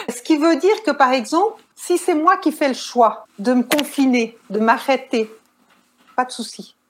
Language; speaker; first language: French; native; French